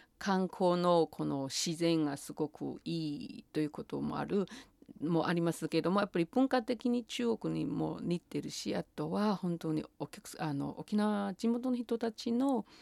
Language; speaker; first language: Japanese; non-native, fluent; Chinese